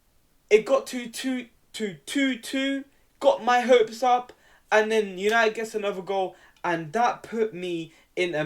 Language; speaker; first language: English; native; English